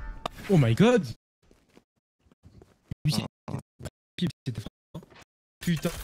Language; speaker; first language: French; native; French